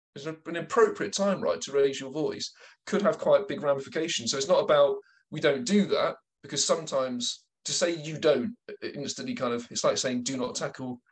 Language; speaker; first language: English; native; English